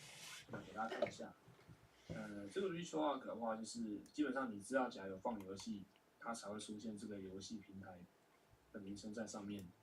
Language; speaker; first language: Chinese; native; Chinese